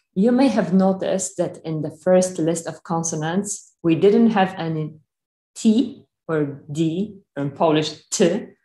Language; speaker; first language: English; non-native, fluent; Polish